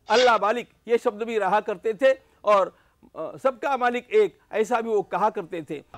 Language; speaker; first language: Hindi; non-native, local second language; Marathi